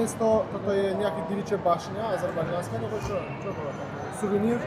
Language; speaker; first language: Slovak; non-native, learner; Azerbaijani